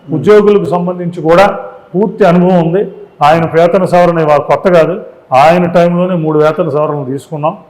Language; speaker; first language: Telugu; native; Telugu